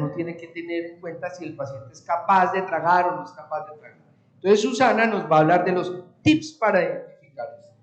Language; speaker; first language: Spanish; native; Spanish